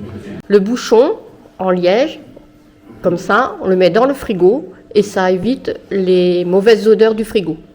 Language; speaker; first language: French; native; French